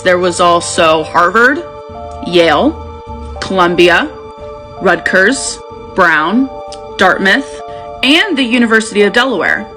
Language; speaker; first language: English; native; English